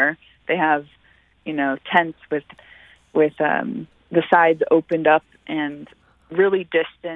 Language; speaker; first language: English; native; English